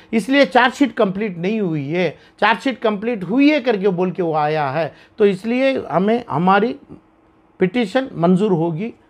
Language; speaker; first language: Hindi; non-native, local second language; Urdu